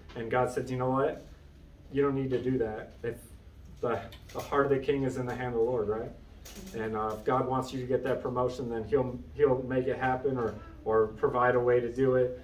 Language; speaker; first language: English; native; English